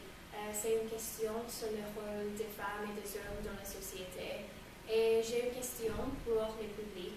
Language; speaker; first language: French; non-native, learner; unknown